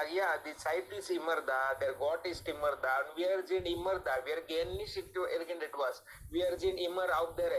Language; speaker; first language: German; non-native, learner; Hindi